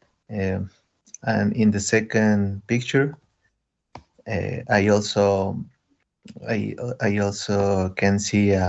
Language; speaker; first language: English; non-native, learner; Spanish